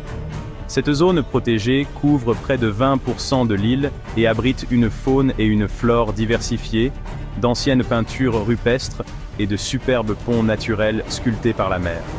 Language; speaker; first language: French; native; French